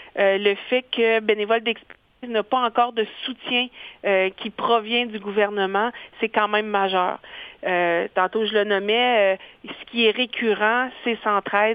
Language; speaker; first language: French; native; French